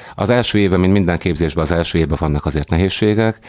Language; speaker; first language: Hungarian; native; Hungarian